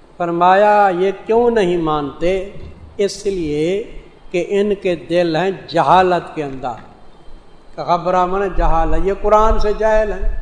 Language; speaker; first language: Urdu; non-native, local second language; Saraiki